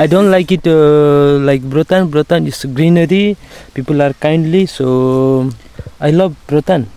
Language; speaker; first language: English; non-native, learner; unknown